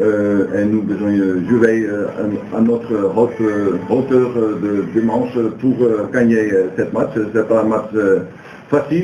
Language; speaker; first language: French; non-native, learner; Dutch